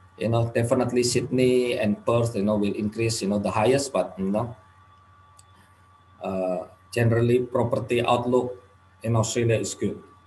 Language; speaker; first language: English; non-native, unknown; Indonesian